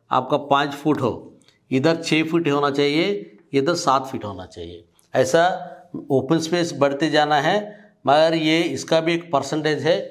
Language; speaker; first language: Hindi; non-native, local second language; Telugu